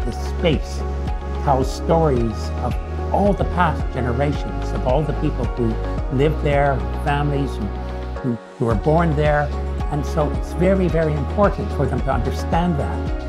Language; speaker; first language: English; native; English